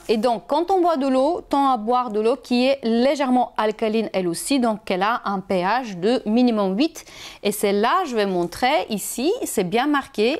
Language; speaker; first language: French; non-native, fluent; Bulgarian